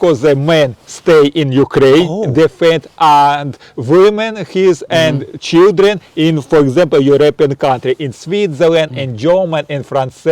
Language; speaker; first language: English; non-native, learner; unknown